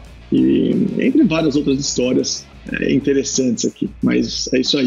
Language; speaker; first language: Portuguese; native; Portuguese